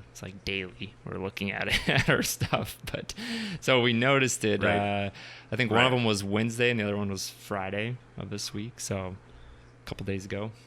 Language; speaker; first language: English; native; English